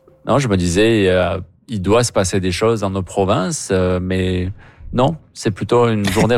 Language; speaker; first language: French; native; French